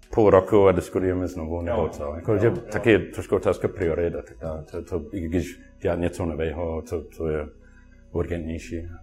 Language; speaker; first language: Czech; non-native, learner; English